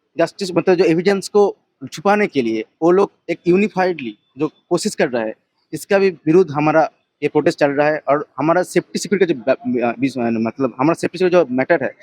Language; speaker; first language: Hindi; non-native, local second language; Bangla